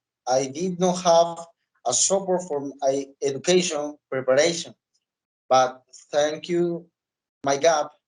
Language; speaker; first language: English; non-native, learner; Spanish